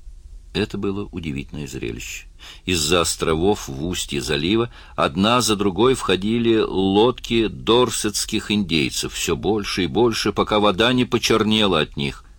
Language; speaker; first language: Russian; native; Russian